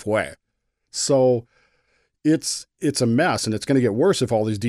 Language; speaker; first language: English; native; English